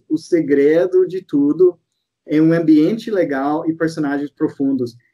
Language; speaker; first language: Portuguese; non-native, fluent; English